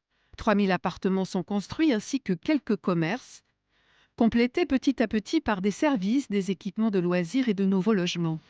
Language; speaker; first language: French; native; French